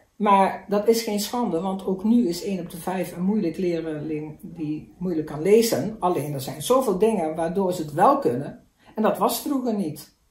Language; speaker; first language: Dutch; native; Dutch